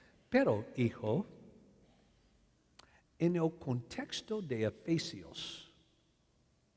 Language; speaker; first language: Spanish; non-native, learner; English